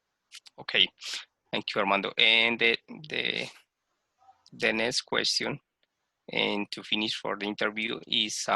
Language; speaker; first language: English; non-native, learner; Spanish